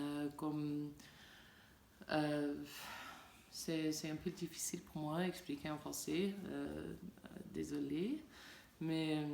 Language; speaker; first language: French; non-native, learner; English